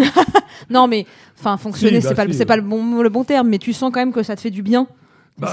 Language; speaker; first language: French; native; French